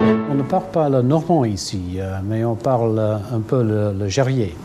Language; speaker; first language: French; non-native, local second language; English